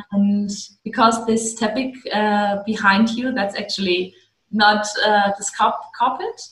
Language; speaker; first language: English; non-native, fluent; German